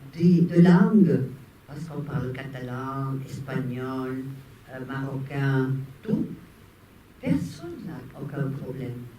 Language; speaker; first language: French; non-native, fluent; Spanish